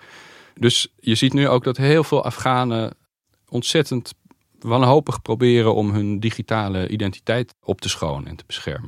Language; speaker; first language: Dutch; native; Dutch